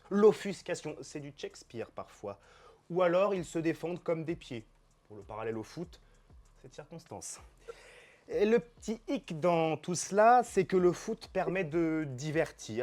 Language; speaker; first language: French; native; French